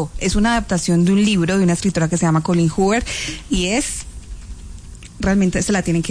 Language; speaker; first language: Spanish; native; Spanish